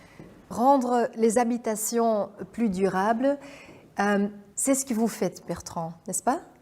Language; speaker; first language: French; non-native, local second language; Dutch